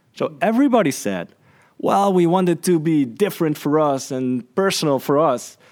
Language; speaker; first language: English; non-native, fluent; Dutch